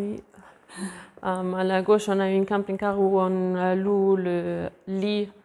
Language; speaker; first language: French; non-native, fluent; German